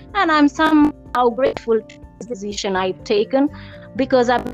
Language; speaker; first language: English; non-native, fluent; Italian